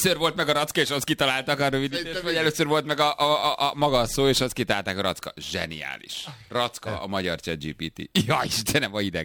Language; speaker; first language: Hungarian; native; Hungarian